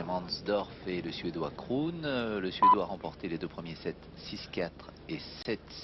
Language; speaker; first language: French; native; French